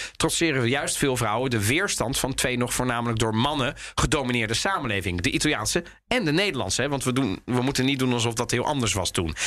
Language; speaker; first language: Dutch; early bilingual, other home language; Italian